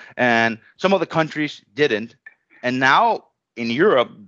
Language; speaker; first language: English; non-native, fluent; Spanish